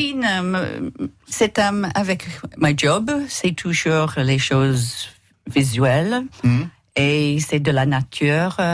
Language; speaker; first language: French; non-native, learner; English